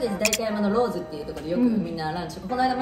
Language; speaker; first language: Japanese; native; Japanese